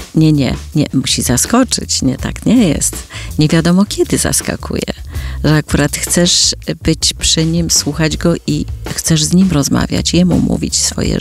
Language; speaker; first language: Polish; native; Polish